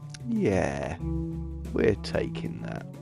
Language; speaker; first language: English; native; English